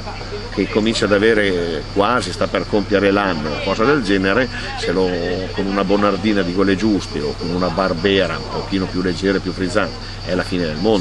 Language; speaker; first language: Italian; native; Italian